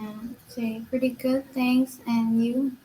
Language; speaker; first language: English; non-native, learner; Vietnamese